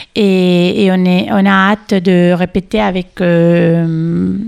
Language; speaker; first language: French; non-native, fluent; Spanish